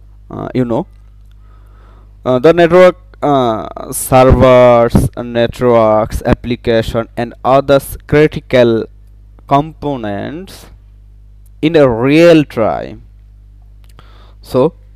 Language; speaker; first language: English; non-native, local second language; Bangla